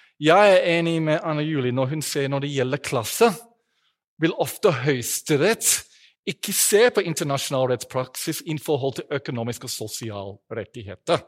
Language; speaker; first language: Norwegian; non-native, fluent; English